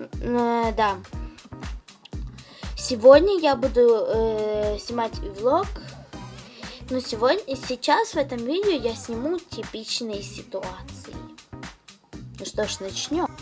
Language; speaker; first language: Russian; non-native, local second language; Ukrainian